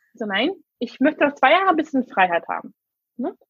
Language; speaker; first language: German; non-native, fluent; English